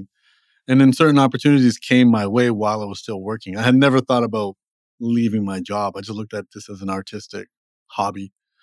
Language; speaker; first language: English; native; English